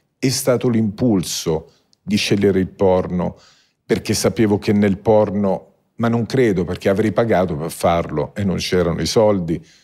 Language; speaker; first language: Italian; native; Italian